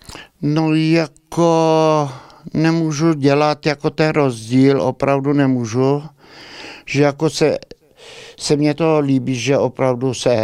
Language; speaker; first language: Czech; early bilingual, heritage; Czech